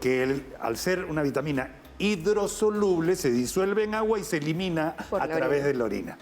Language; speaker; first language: Spanish; native; Spanish